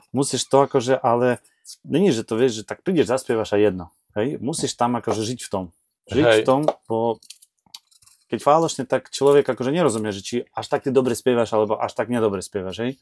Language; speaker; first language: Slovak; non-native, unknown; Ukrainian